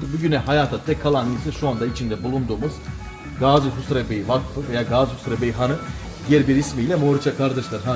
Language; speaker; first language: Turkish; native; Turkish